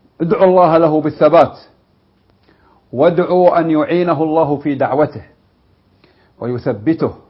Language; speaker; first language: Arabic; native; Arabic